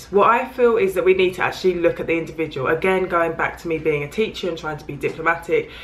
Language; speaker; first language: English; native; English